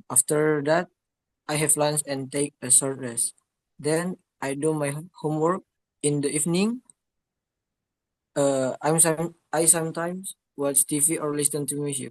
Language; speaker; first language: English; non-native, learner; Indonesian